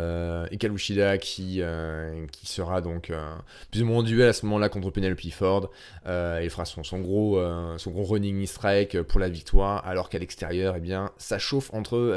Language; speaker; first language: French; native; French